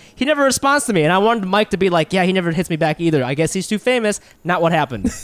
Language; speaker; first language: English; early bilingual, other home language; Japanese